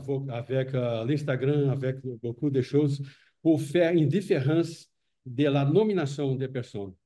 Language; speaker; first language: French; non-native, learner; Portuguese